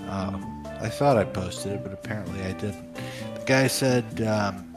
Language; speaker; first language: English; native; English